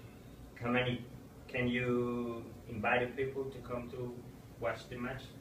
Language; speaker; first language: English; non-native, learner; Spanish